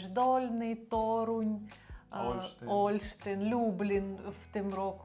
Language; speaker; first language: Polish; non-native, learner; Russian